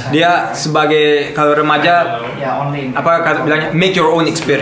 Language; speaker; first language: Indonesian; early bilingual, heritage; German